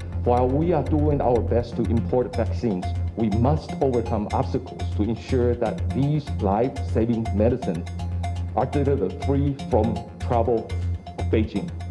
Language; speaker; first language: English; non-native, fluent; Chinese